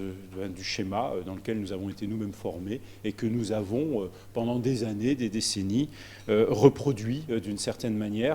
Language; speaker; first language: French; native; French